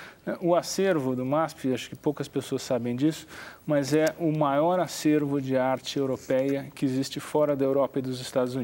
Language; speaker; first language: Portuguese; native; Portuguese